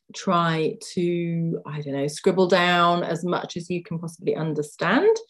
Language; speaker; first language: English; native; English